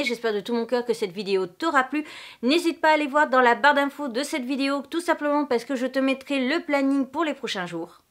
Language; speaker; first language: French; native; French